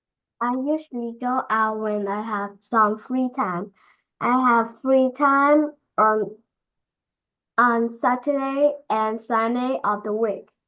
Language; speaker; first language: English; non-native, learner; Vietnamese